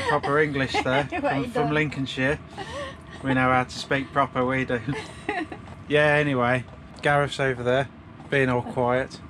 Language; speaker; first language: English; native; English